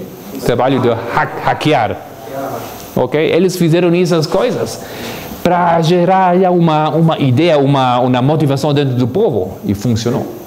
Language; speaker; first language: Portuguese; non-native, fluent; Spanish